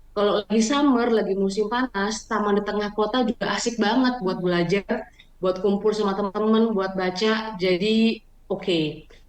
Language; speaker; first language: Indonesian; native; Indonesian